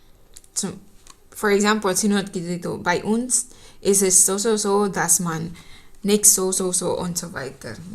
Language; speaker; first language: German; non-native, learner; Filipino